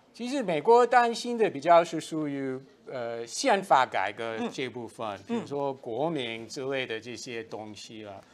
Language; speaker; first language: Chinese; non-native, fluent; English